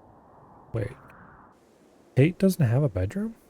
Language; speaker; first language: English; native; English